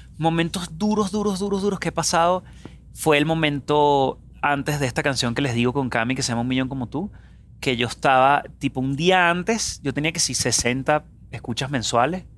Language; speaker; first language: Spanish; native; Spanish